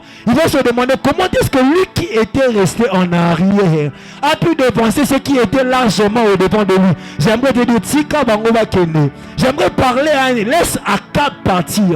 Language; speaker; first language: French; non-native, local second language; Lingala